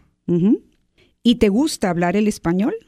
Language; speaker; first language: Spanish; native; Spanish